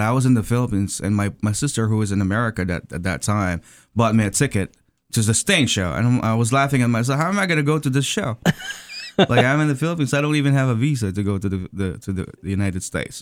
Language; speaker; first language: English; non-native, local second language; Filipino